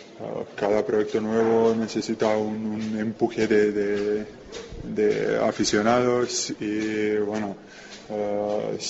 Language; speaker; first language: Spanish; non-native, learner; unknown